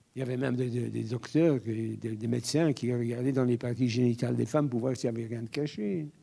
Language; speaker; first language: French; native; French